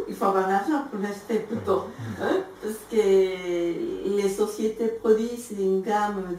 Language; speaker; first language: French; non-native, fluent; Spanish